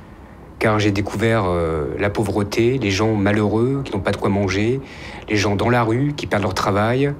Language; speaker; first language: French; native; French